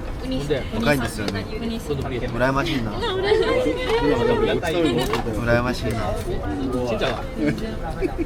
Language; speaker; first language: Japanese; non-native, learner; Korean